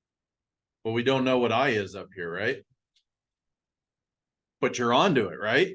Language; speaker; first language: English; native; English